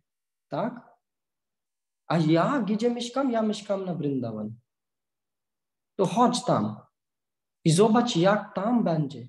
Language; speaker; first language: Polish; non-native, learner; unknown